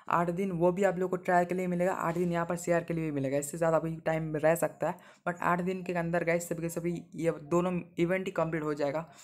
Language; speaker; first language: Hindi; non-native, local second language; Bangla